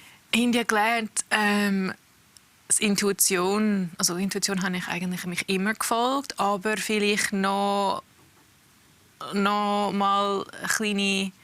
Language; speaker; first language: German; early bilingual, heritage; English